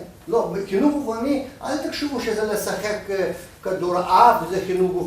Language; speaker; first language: Hebrew; non-native, fluent; Russian